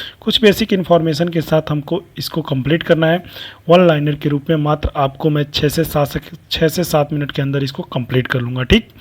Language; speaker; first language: Hindi; native; Hindi